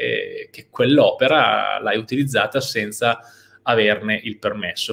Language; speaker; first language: Italian; native; Italian